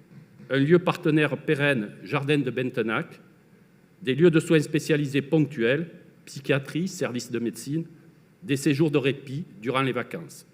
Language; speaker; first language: French; native; French